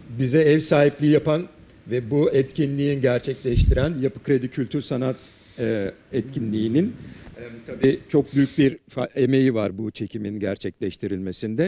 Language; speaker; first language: Turkish; native; Turkish